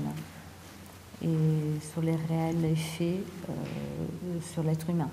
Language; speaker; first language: French; non-native, fluent; Italian